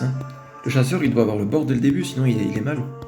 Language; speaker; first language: French; native; French